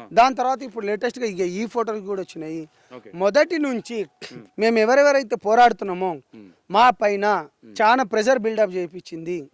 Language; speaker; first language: Telugu; non-native, local second language; Lambadi